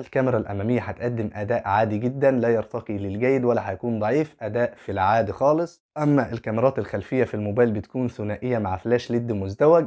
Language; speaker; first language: Arabic; native; Arabic